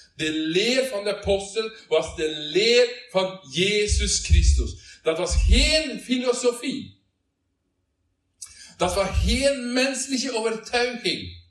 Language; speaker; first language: Dutch; non-native, learner; Norwegian